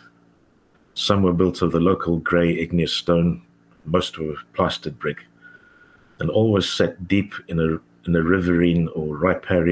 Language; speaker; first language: English; native; English